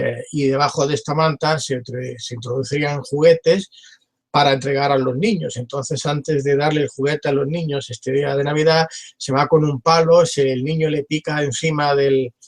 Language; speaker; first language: Spanish; native; Spanish